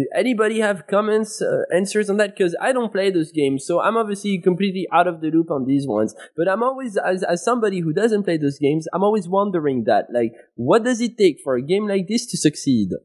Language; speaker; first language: English; non-native, fluent; French